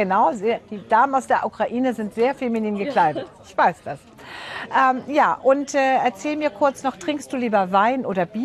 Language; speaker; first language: German; native; German